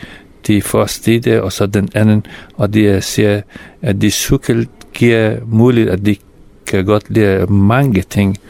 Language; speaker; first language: Danish; non-native, fluent; Persian